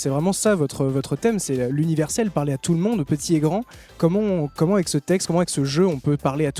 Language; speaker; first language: French; native; French